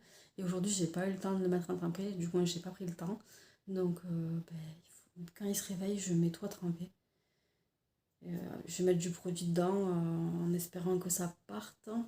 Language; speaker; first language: French; native; French